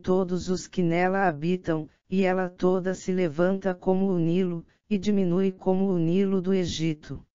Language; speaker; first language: Portuguese; native; Portuguese